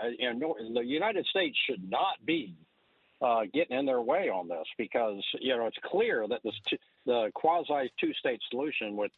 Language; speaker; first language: English; native; English